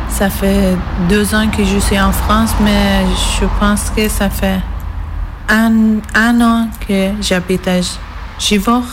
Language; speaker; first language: French; non-native, learner; Persian